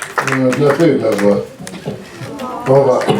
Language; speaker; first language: French; non-native, fluent; Russian